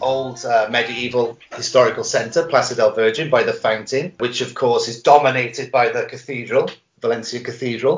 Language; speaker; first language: English; native; English